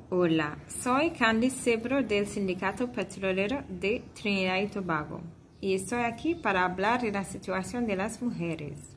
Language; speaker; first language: Spanish; non-native, fluent; English